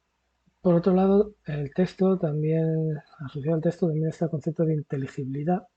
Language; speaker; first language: Spanish; native; Spanish